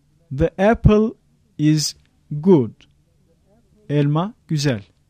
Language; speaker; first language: English; non-native, fluent; Turkish